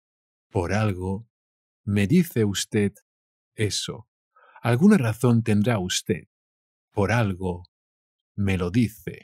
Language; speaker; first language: Spanish; native; Spanish